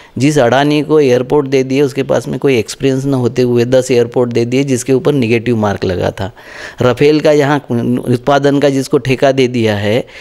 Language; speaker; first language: Hindi; non-native, local second language; Marathi